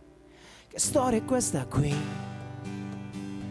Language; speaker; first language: Italian; native; Italian